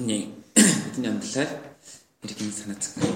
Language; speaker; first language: Mongolian; non-native, learner; Korean